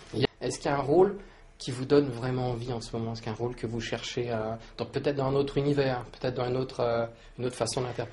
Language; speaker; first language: French; native; French